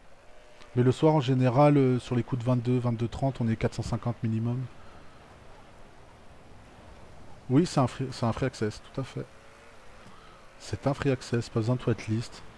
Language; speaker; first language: French; native; French